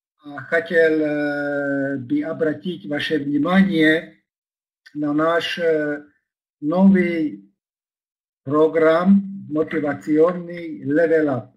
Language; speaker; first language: Russian; non-native, learner; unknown